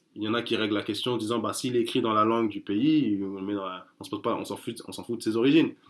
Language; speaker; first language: French; native; French